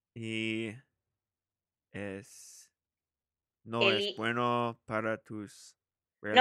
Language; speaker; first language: Spanish; non-native, learner; English